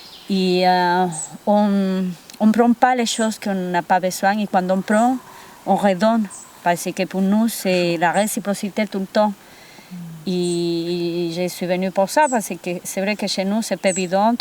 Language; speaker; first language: French; non-native, fluent; Spanish